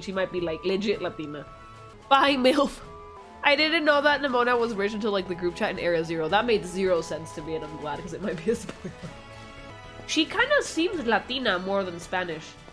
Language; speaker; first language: English; early bilingual, other home language; Spanish